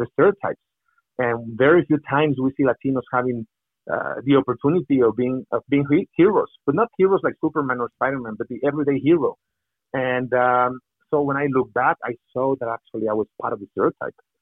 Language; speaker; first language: English; non-native, fluent; Spanish